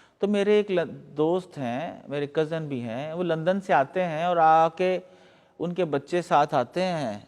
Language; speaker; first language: Urdu; non-native, local second language; Punjabi